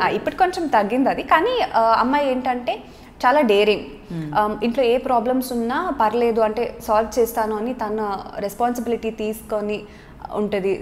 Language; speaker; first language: Telugu; non-native, local second language; Kannada